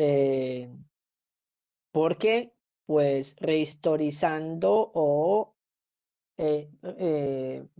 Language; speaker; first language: Spanish; native; Spanish